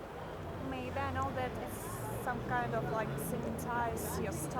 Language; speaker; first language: English; non-native, fluent; Russian